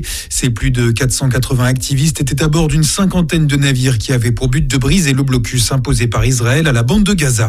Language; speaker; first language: French; native; French